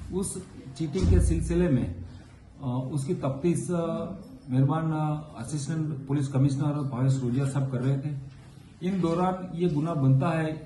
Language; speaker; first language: Hindi; non-native, local second language; Gujarati